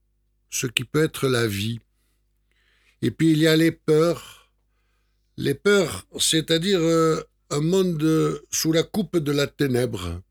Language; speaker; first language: French; native; French